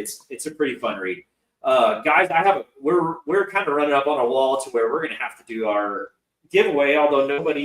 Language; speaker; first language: English; native; English